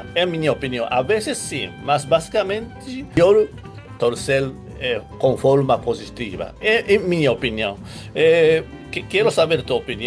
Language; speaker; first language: Portuguese; non-native, learner; Japanese